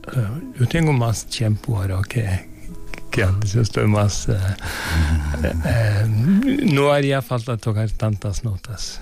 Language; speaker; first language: Spanish; non-native, fluent; Norwegian